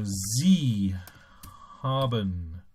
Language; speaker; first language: German; non-native, fluent; English